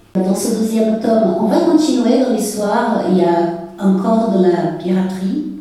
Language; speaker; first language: French; non-native, fluent; Portuguese